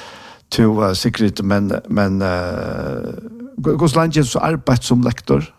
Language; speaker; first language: Norwegian; non-native, learner; Faroese